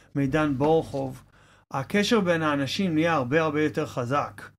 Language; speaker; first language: Hebrew; non-native, fluent; English